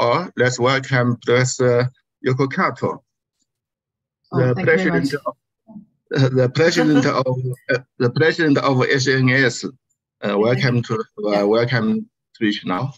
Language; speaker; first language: English; non-native, learner; Chinese